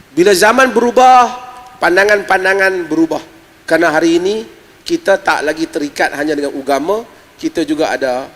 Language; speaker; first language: Malay; native; Malay